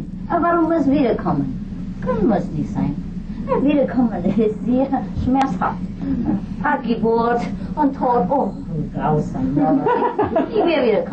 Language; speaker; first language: German; non-native, learner; Vietnamese